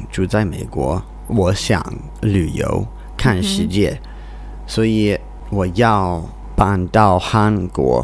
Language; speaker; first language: Chinese; non-native, learner; English